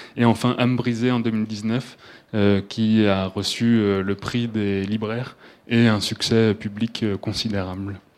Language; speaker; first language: French; native; French